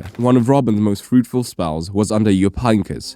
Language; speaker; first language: English; native; English